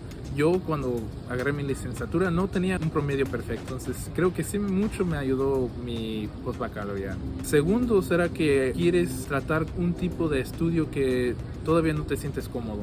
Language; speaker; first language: Spanish; early bilingual, heritage; Spanish